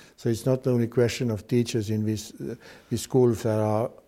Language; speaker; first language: English; non-native, fluent; Estonian